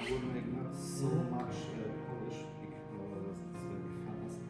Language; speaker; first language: English; non-native, fluent; German